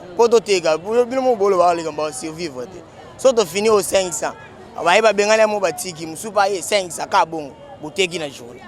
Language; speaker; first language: Lingala; native; Lingala